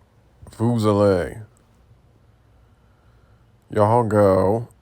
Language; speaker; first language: French; non-native, learner; English